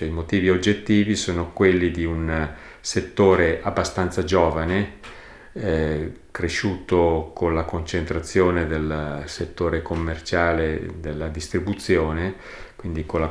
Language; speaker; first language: Italian; native; Italian